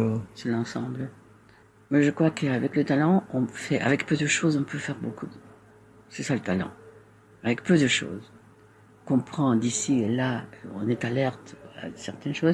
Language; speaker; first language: French; non-native, fluent; Spanish